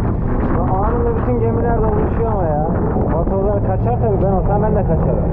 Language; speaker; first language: Turkish; native; Turkish